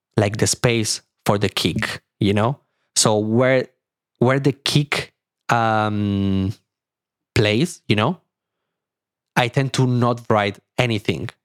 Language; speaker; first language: English; non-native, fluent; Italian